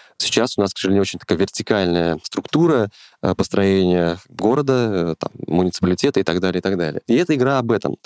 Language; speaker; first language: Russian; native; Russian